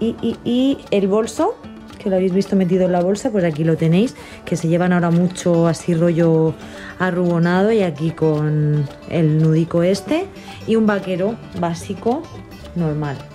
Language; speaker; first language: Spanish; native; Spanish